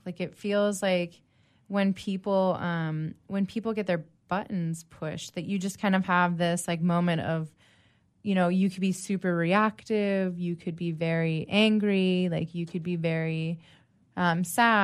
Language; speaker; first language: English; native; English